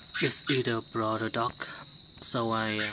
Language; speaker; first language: English; non-native, learner; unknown